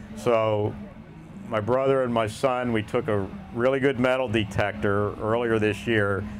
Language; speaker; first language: English; native; English